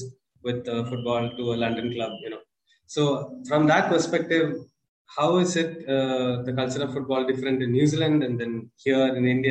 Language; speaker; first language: English; non-native, local second language; Malayalam